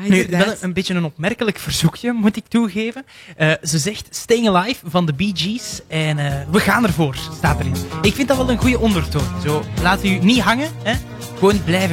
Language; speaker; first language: Dutch; native; Dutch